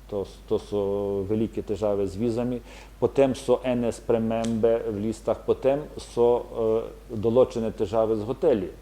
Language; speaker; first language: Slovenian; non-native, fluent; Ukrainian